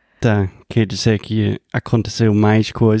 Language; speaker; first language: Portuguese; non-native, fluent; English